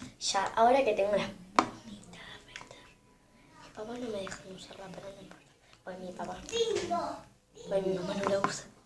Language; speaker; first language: Spanish; native; Spanish